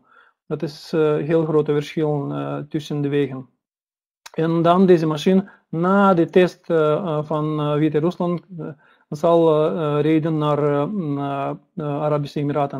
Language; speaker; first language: Dutch; non-native, learner; Russian